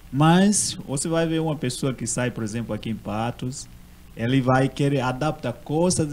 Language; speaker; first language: Portuguese; non-native, learner; Swahili